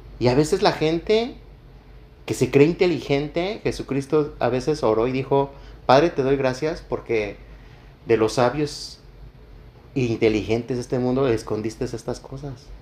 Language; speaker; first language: Spanish; native; Spanish